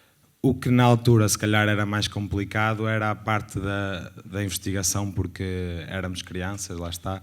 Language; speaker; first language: Portuguese; native; Portuguese